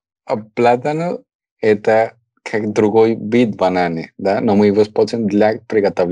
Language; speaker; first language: Russian; non-native, fluent; Spanish